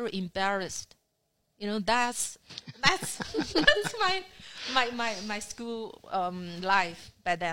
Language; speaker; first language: English; non-native, fluent; Chinese